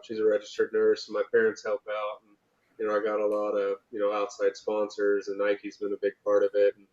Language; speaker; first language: English; native; English